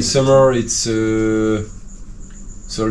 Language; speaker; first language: English; non-native, learner; French